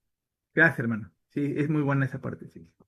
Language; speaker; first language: Spanish; native; Spanish